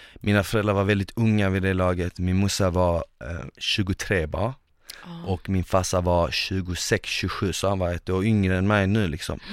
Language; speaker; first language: Swedish; early bilingual, other home language; Bosnian